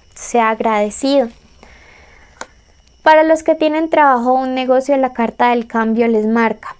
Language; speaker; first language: Spanish; native; Spanish